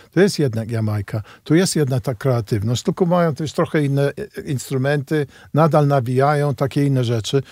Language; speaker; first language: Polish; non-native, fluent; English